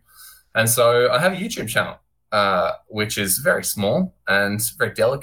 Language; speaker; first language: English; native; English